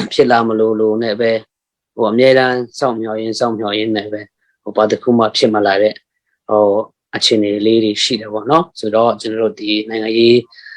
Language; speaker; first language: Burmese; non-native, local second language; Hakha Chin